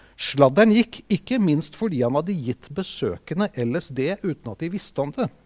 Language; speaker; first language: Norwegian; native; Norwegian